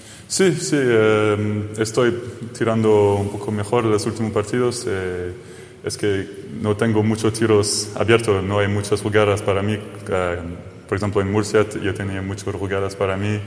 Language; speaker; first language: Spanish; non-native, fluent; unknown